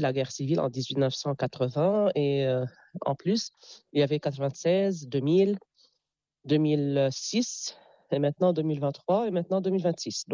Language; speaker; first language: French; non-native, local second language; Arabic